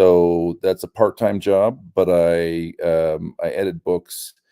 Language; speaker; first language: English; native; English